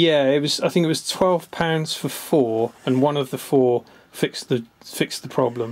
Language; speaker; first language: English; native; English